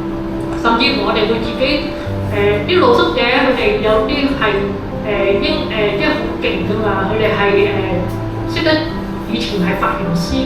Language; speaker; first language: Cantonese; native; Cantonese